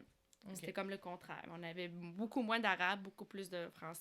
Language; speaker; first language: French; early bilingual, other home language; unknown